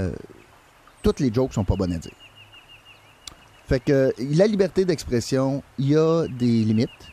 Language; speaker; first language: French; native; French